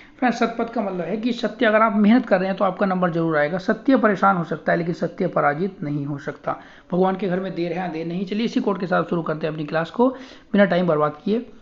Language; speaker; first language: Hindi; native; Hindi